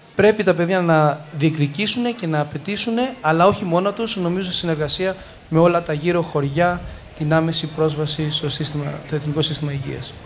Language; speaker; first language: Greek; native; Greek